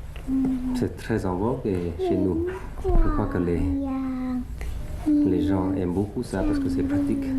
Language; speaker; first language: French; early bilingual, other home language; Thai